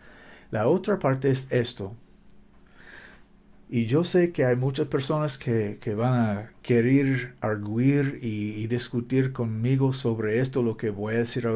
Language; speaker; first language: Spanish; non-native, learner; English